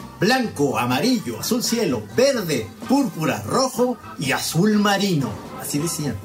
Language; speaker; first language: Spanish; native; Spanish